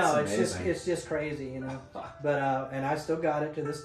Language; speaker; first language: English; native; English